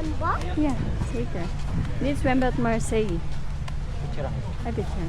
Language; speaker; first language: Dutch; non-native, learner; Filipino